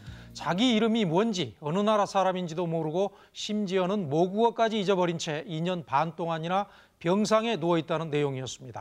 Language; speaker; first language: Korean; native; Korean